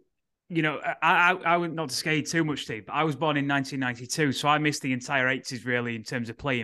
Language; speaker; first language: English; native; English